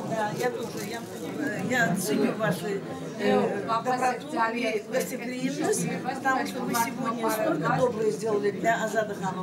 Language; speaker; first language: Russian; non-native, fluent; Azerbaijani